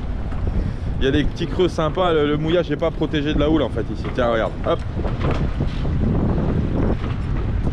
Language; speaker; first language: French; native; French